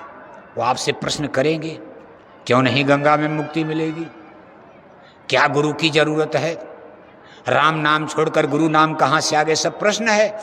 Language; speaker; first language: Hindi; native; Hindi